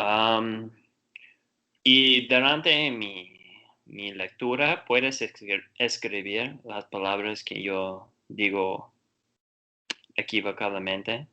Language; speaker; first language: Spanish; non-native, learner; Portuguese